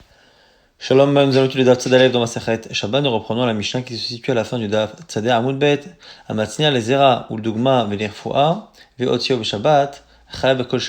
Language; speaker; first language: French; native; French